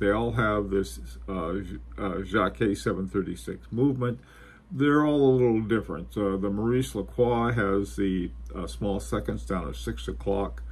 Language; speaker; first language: English; native; English